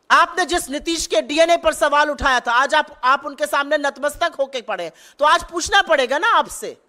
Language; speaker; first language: Hindi; native; Hindi